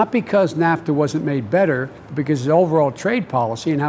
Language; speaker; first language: English; native; English